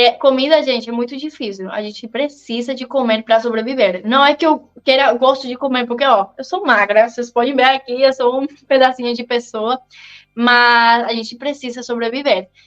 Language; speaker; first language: Portuguese; non-native, fluent; Spanish